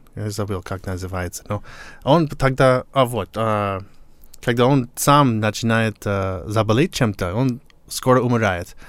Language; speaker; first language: Russian; non-native, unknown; English